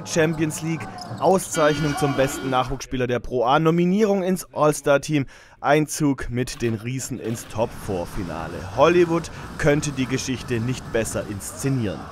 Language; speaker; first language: German; native; German